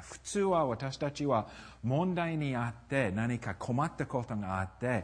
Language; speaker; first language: Japanese; non-native, fluent; English